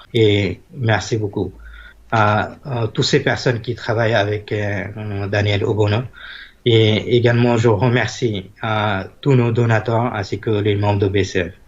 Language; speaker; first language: French; non-native, fluent; Bangla